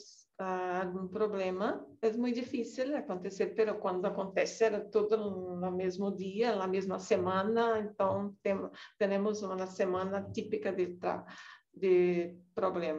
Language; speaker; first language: Spanish; non-native, learner; Portuguese